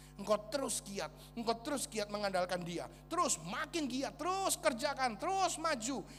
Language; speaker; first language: Indonesian; native; Indonesian